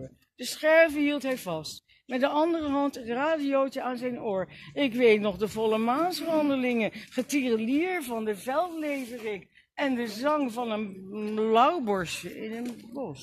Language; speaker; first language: Dutch; native; Dutch